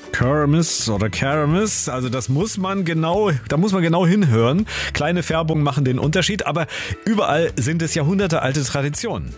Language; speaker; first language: German; native; German